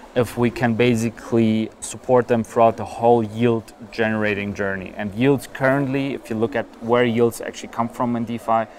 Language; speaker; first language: English; non-native, fluent; German